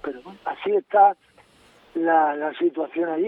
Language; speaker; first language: Spanish; native; Spanish